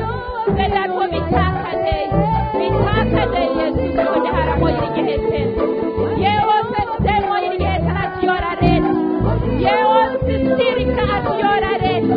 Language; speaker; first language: Swedish; non-native, fluent; French